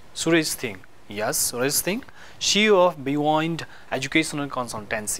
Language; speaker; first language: English; non-native, local second language; Nepali